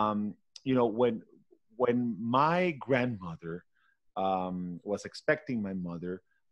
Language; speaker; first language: English; non-native, fluent; Spanish